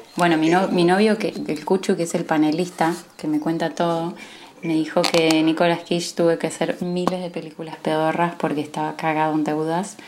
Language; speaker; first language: Spanish; native; Spanish